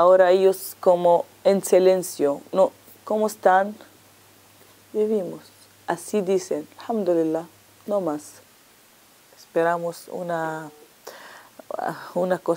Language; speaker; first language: Spanish; non-native, learner; Arabic